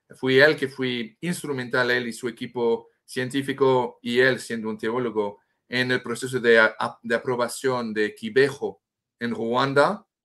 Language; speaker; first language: Spanish; non-native, fluent; French